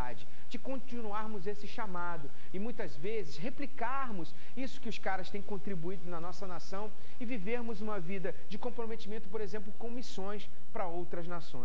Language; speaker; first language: Portuguese; native; Portuguese